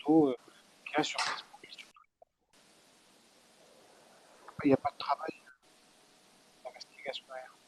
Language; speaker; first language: French; native; French